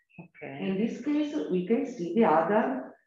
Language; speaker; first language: English; non-native, learner; Italian